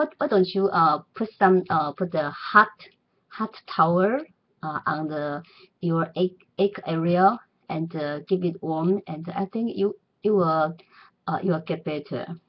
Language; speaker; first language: English; non-native, learner; Chinese